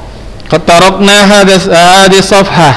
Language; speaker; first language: Arabic; non-native, fluent; Indonesian